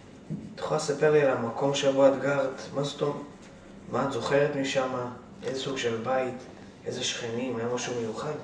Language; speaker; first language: Hebrew; native; Hebrew